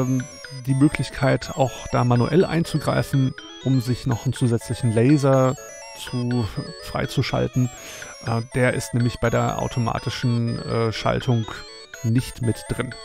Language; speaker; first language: German; native; German